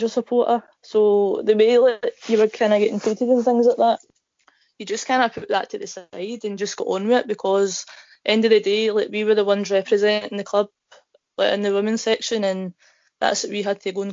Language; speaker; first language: English; native; English